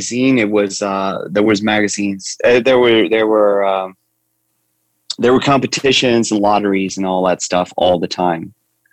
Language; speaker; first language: English; non-native, fluent; Swedish